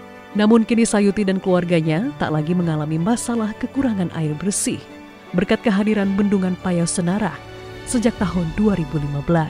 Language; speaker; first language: Indonesian; native; Indonesian